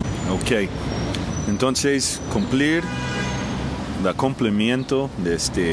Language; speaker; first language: Spanish; non-native, fluent; English